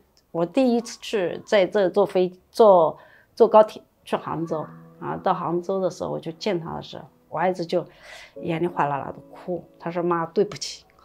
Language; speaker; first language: Chinese; native; Chinese